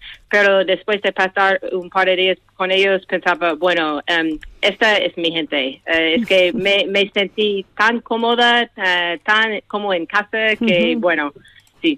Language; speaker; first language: Spanish; non-native, fluent; English